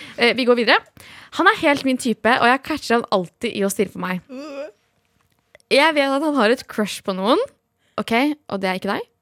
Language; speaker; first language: Norwegian; early bilingual, other home language; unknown